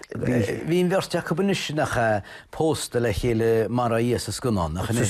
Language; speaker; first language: Irish; native; Irish